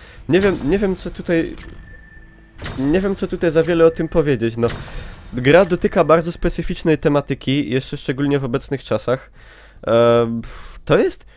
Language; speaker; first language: Polish; native; Polish